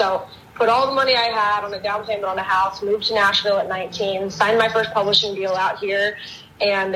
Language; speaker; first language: English; native; English